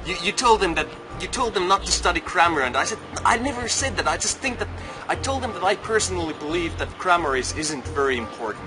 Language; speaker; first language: English; non-native, fluent; Finnish